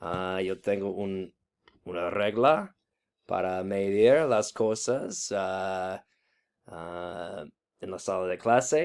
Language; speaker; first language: Spanish; non-native, fluent; English